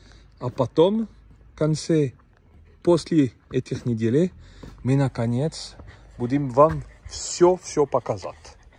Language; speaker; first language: Russian; non-native, learner; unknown